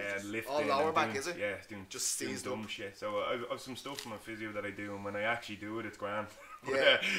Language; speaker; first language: English; native; English